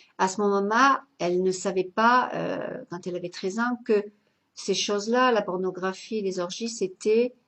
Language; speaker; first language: French; native; French